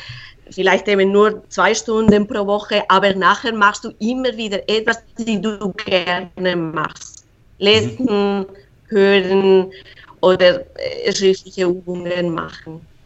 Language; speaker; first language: German; non-native, fluent; Spanish